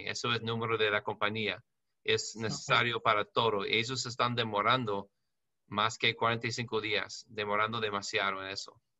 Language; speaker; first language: Spanish; non-native, learner; English